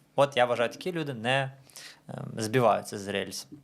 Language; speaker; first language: Ukrainian; non-native, fluent; Romanian